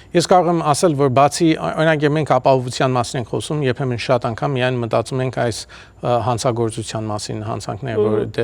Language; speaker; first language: Armenian; early bilingual, heritage; Armenian